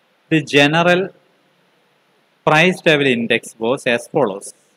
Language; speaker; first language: English; non-native, local second language; Malayalam